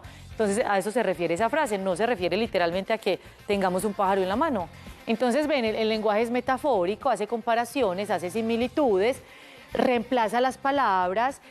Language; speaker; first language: Spanish; native; Spanish